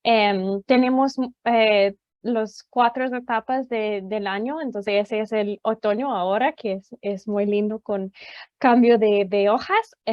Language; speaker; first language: Spanish; non-native, fluent; English